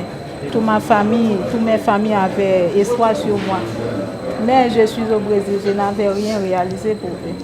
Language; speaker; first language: French; non-native, local second language; Haitian Creole